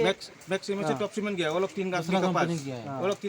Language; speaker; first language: Hindi; non-native, local second language; Khasi